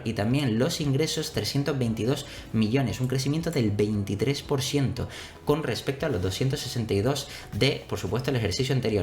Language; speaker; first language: Spanish; native; Spanish